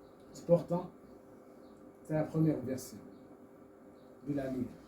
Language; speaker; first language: French; non-native, learner; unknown